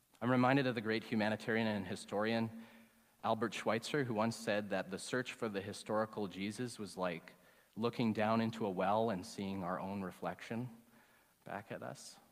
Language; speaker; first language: English; native; English